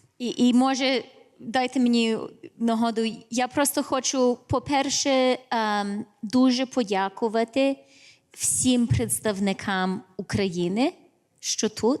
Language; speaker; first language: Ukrainian; early bilingual, heritage; English